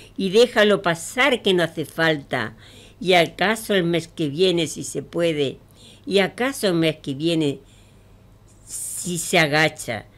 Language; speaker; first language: Spanish; native; Spanish